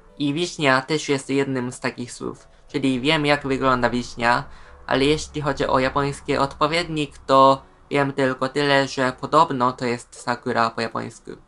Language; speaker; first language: Polish; non-native, fluent; Japanese